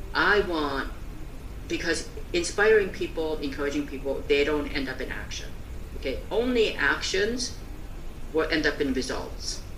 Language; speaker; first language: English; early bilingual, other home language; Korean